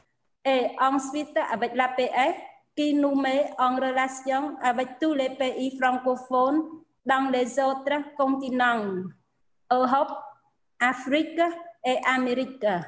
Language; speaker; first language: French; non-native, fluent; Khmer